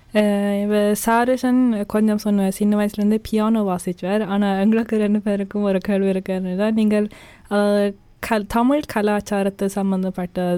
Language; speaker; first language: Tamil; early bilingual, heritage; Tamil